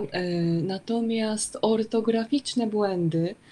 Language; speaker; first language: Polish; non-native, fluent; Japanese